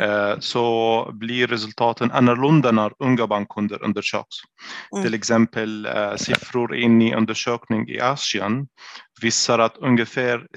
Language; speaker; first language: Swedish; non-native, fluent; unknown